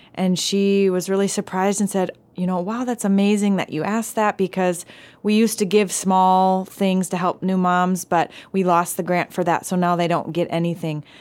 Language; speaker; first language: English; native; English